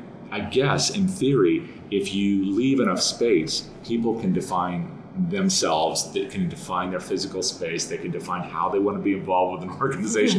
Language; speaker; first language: English; native; English